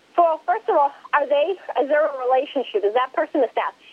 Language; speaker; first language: English; early bilingual, other home language; Spanish